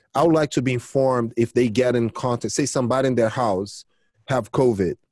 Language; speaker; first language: English; early bilingual, other home language; Portuguese